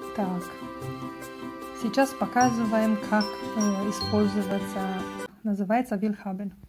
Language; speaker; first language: Russian; non-native, learner; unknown